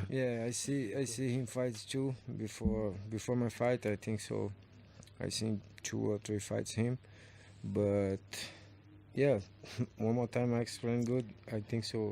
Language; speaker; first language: English; non-native, learner; Portuguese